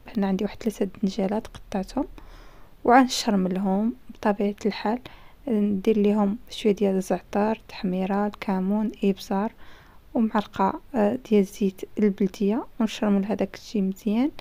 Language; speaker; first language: Arabic; native; Arabic